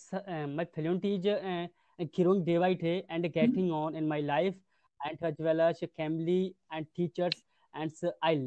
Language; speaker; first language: English; non-native, learner; Hindi